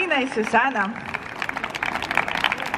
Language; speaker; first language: Spanish; non-native, learner; Ukrainian